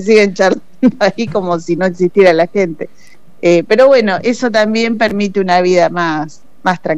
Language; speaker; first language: Spanish; native; Spanish